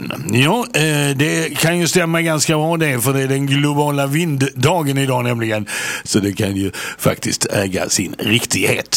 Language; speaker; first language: Swedish; native; Swedish